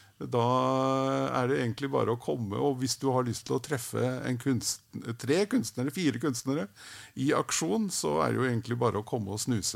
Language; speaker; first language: Norwegian; native; Norwegian